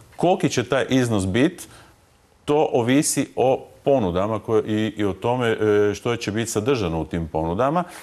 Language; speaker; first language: Croatian; native; Croatian